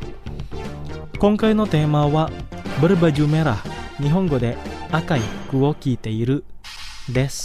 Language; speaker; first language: Japanese; non-native, fluent; Indonesian